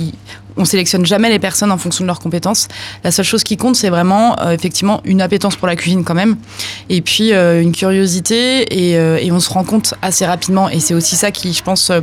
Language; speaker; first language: French; native; French